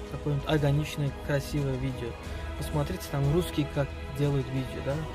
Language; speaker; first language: Russian; non-native, local second language; Turkmen